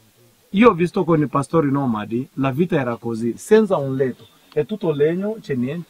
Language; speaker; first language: Italian; non-native, fluent; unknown